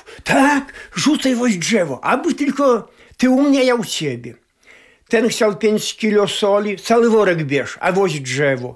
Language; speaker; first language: Polish; non-native, local second language; Belarusian